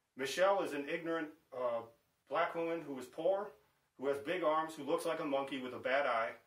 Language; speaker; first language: English; native; English